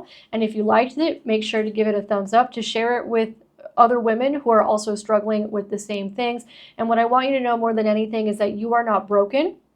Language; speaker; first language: English; native; English